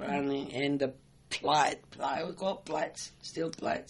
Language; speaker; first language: English; non-native, learner; Macedonian